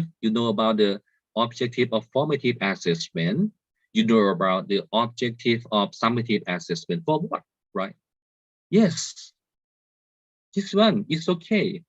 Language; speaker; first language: English; non-native, learner; Thai